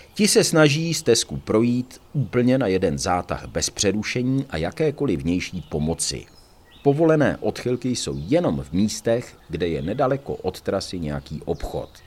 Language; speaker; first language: Czech; native; Czech